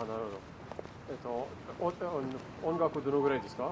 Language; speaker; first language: Japanese; non-native, fluent; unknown